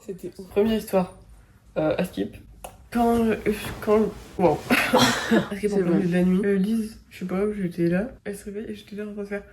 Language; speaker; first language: French; native; French